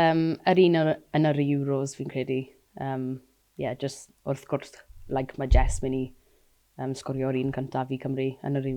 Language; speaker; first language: Welsh; non-native, local second language; English